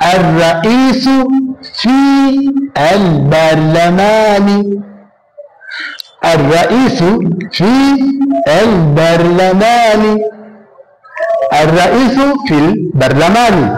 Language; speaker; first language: Arabic; non-native, fluent; Swahili